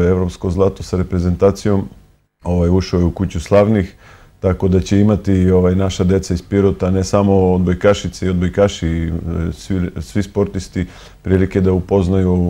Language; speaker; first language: Serbian; native; Serbian